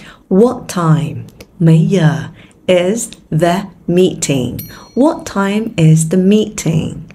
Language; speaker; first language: English; non-native, fluent; Vietnamese